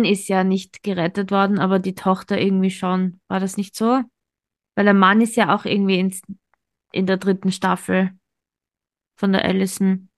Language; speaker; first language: German; native; German